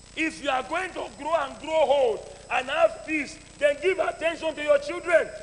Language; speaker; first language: English; non-native, local second language; Yoruba